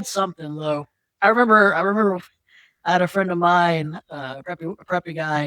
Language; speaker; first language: English; native; English